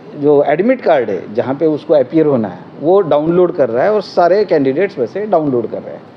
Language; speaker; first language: Hindi; non-native, local second language; Marathi